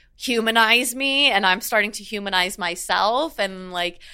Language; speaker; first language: English; native; English